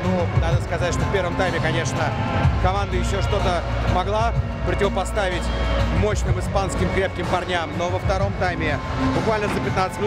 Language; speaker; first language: Russian; native; Russian